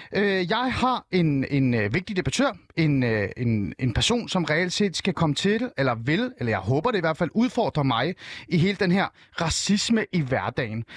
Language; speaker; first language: Danish; early bilingual, other home language; Persian